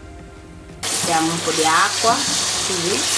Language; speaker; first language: Italian; non-native, learner; Wolof